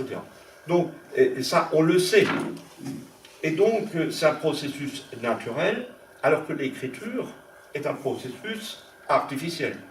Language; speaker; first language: French; non-native, local second language; Swiss German